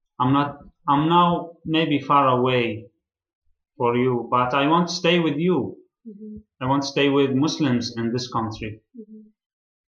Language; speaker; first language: English; non-native, learner; Arabic